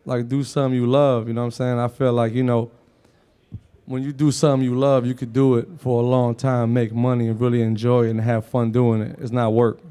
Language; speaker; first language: English; non-native, fluent; Arabic